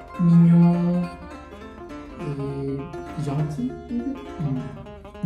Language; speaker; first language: French; non-native, fluent; Korean